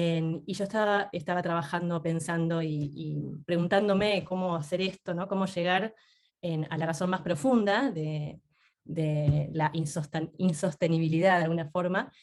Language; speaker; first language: Spanish; native; Spanish